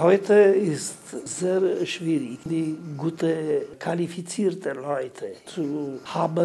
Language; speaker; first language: German; non-native, learner; Romanian